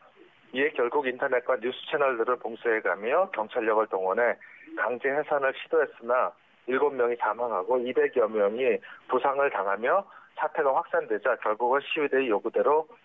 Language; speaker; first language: Korean; native; Korean